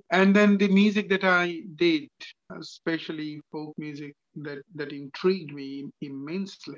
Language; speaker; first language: English; non-native, local second language; Bangla